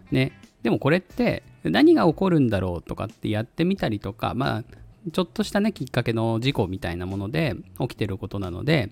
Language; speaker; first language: Japanese; native; Japanese